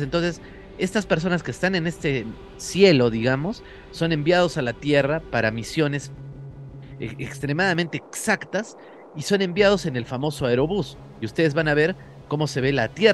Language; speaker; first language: Spanish; native; Spanish